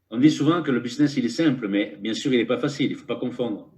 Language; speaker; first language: French; native; French